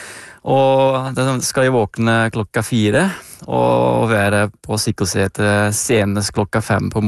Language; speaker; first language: Norwegian; non-native, fluent; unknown